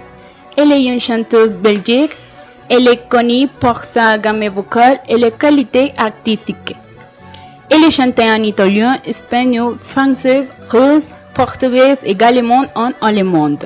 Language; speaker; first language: French; non-native, learner; Spanish